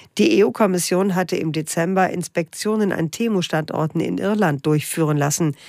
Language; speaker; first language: German; native; German